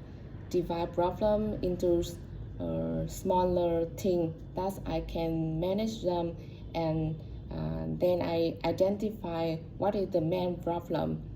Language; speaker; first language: English; non-native, learner; Vietnamese